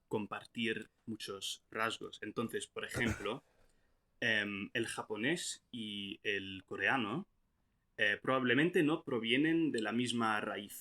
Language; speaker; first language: Spanish; non-native, fluent; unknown